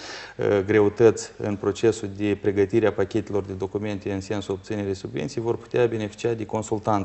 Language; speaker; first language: Romanian; native; Romanian